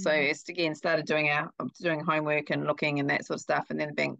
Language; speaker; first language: English; native; English